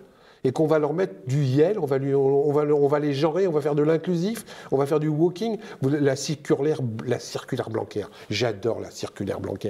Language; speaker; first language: French; native; French